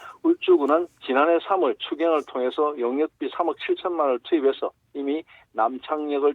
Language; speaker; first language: Korean; native; Korean